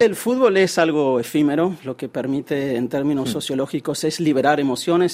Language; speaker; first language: Spanish; native; Spanish